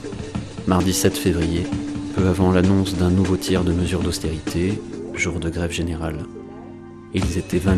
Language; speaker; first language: French; native; French